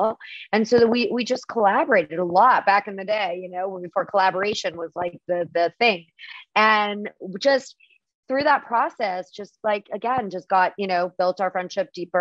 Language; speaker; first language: English; native; English